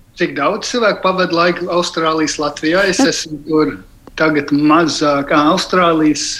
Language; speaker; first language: Latvian; early bilingual, heritage; Latvian